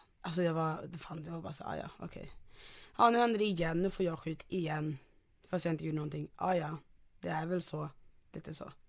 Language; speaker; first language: Swedish; early bilingual, other home language; Ganda